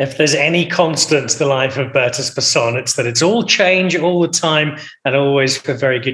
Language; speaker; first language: English; native; English